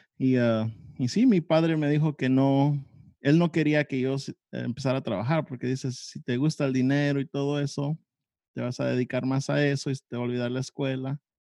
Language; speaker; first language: Spanish; native; Spanish